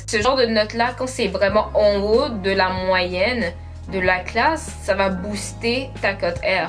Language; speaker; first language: French; native; French